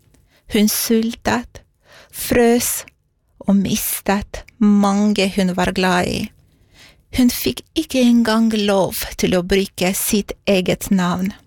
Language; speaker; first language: Norwegian; non-native, fluent; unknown